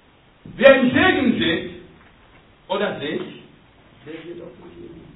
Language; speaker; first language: German; non-native, learner; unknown